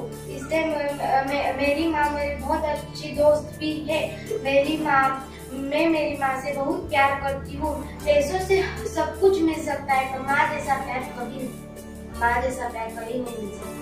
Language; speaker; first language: Hindi; non-native, local second language; Marathi